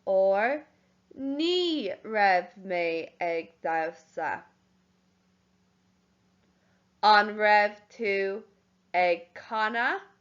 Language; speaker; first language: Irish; non-native, local second language; English